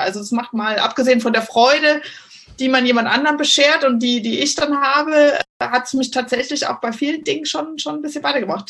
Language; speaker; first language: German; native; German